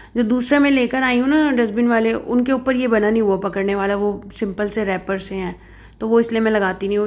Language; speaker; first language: Urdu; non-native, local second language; Punjabi